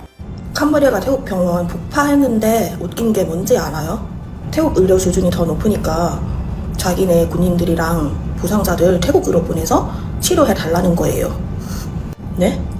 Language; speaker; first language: Korean; non-native, fluent; Thai